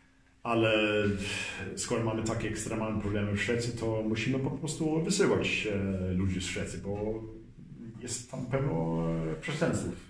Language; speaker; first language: Polish; early bilingual, heritage; Swedish